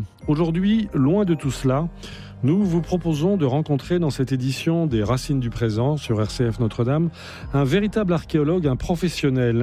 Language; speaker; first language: French; native; French